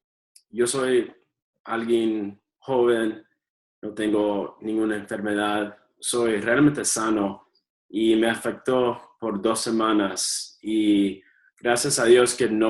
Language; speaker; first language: Spanish; early bilingual, heritage; Spanish